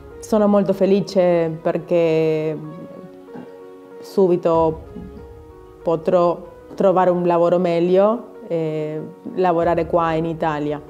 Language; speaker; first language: Italian; non-native, learner; Spanish